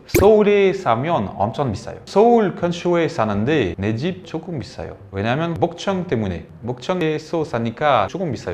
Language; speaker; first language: Korean; non-native, learner; French